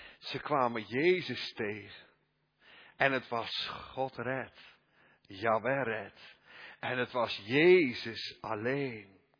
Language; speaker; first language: Dutch; native; Dutch